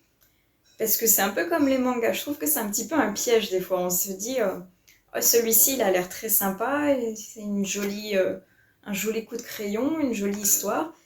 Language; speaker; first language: French; native; French